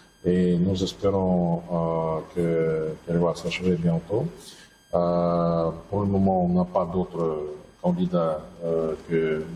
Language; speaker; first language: French; non-native, fluent; Russian